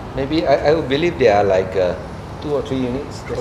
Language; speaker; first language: English; non-native, local second language; Min Nan Chinese